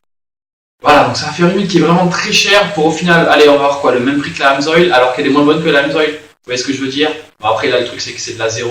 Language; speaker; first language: French; native; French